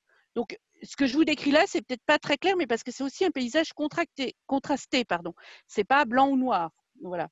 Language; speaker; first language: French; native; French